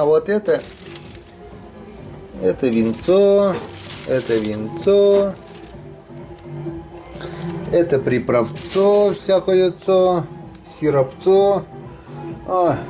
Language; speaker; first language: Russian; native; Russian